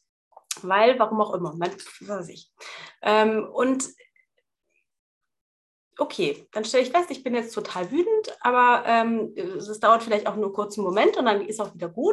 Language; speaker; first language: German; native; German